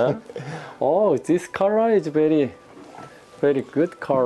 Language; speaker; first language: English; non-native, learner; Korean